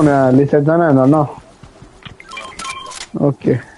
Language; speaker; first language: Italian; native; Italian